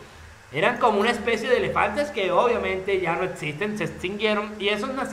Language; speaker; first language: Spanish; native; Spanish